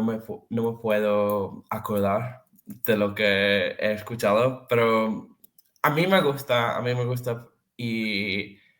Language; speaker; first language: Spanish; non-native, fluent; Serbian